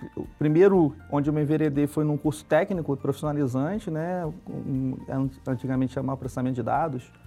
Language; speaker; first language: Portuguese; native; Portuguese